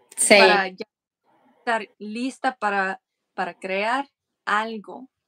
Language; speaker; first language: Spanish; non-native, fluent; English